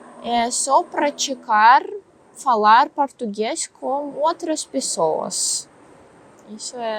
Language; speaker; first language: Portuguese; non-native, learner; Russian